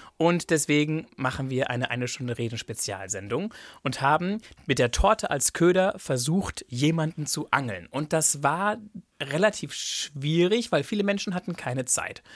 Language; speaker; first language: German; native; German